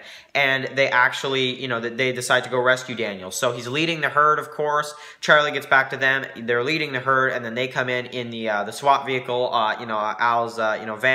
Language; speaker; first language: English; native; English